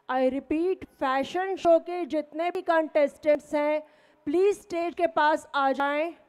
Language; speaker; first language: Hindi; native; Hindi